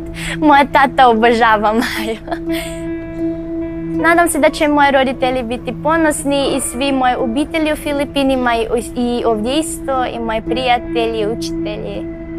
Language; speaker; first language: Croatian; early bilingual, other home language; Filipino